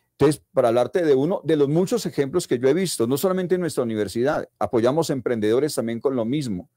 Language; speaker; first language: Spanish; native; Spanish